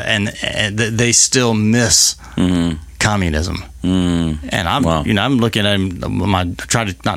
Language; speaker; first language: English; native; English